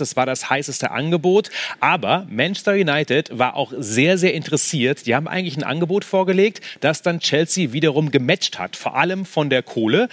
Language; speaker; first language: German; native; German